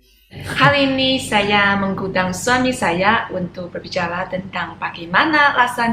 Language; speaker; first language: Indonesian; non-native, fluent; Chinese